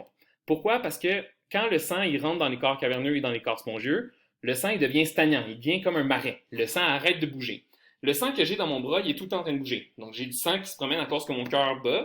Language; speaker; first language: French; native; French